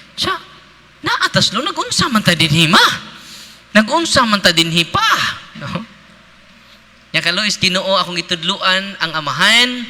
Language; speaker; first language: Cebuano; native; Cebuano